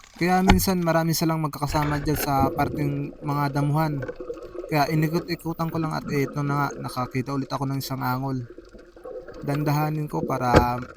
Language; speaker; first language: Filipino; non-native, local second language; Bikol